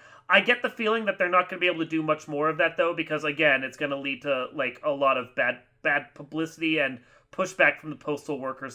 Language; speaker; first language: English; native; English